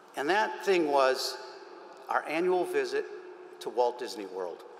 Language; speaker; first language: English; native; English